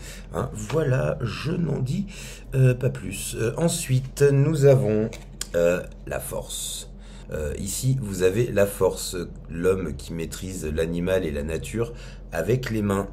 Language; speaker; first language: French; native; French